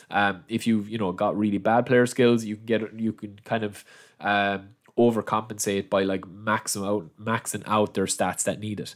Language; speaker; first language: English; native; English